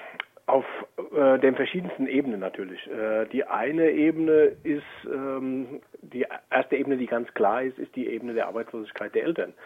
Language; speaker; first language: German; native; German